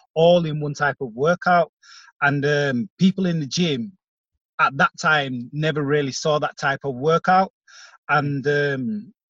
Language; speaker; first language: English; native; English